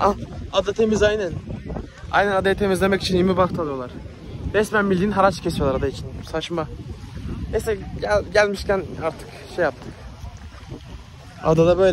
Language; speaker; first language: Turkish; native; Turkish